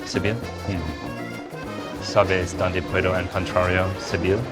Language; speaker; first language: Spanish; non-native, learner; English